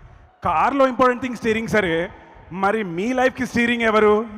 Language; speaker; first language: Telugu; native; Telugu